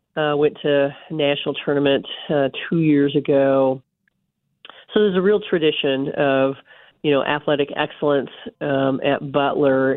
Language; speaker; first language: English; native; English